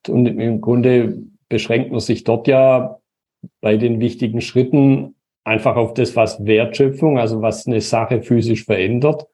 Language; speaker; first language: German; native; German